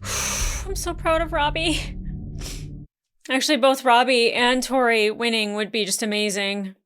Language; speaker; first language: English; native; English